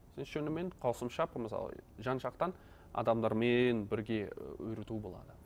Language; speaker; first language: Kazakh; non-native, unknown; Dutch